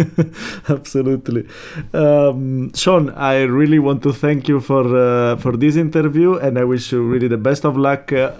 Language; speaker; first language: English; non-native, fluent; Italian